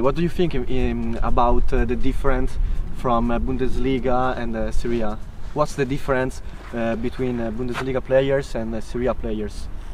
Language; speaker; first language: English; non-native, learner; Italian